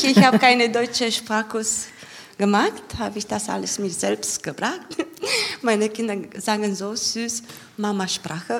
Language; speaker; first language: German; non-native, learner; Romanian